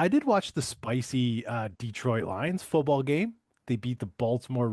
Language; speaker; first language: English; native; English